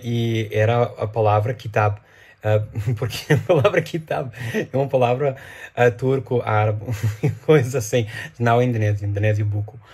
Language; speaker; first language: Portuguese; non-native, fluent; English